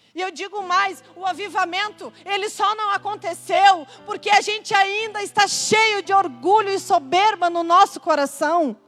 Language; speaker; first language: Portuguese; native; Portuguese